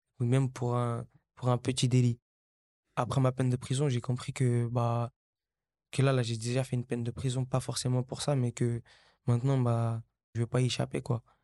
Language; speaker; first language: French; early bilingual, other home language; Kabuverdianu